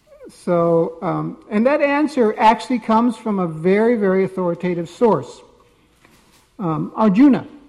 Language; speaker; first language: English; native; English